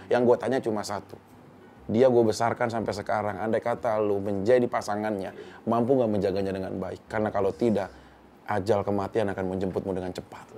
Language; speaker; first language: Indonesian; native; Indonesian